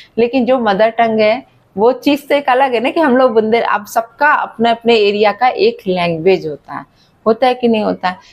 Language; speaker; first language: Hindi; native; Hindi